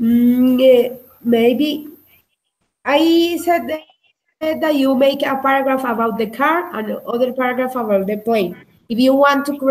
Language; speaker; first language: English; non-native, learner; Spanish